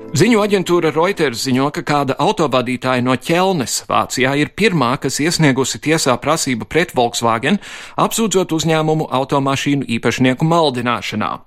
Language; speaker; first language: Latvian; early bilingual, heritage; Latvian